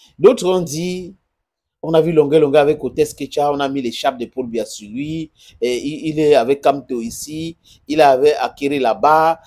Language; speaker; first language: French; non-native, local second language; English